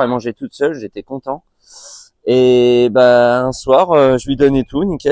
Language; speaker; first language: French; native; French